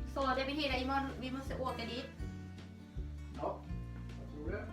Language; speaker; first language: Swedish; non-native, learner; Thai